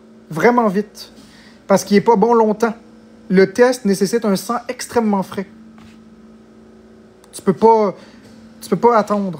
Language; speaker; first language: French; native; French